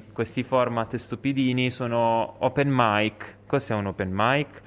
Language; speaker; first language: Italian; native; Italian